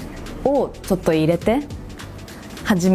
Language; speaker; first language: Japanese; native; Japanese